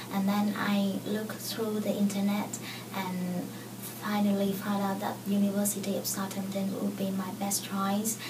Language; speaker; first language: English; non-native, fluent; Vietnamese